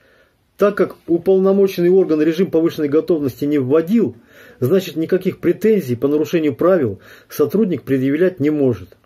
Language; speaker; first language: Russian; native; Russian